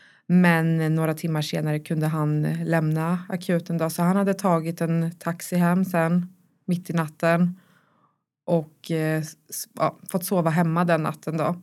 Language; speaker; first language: Swedish; native; Swedish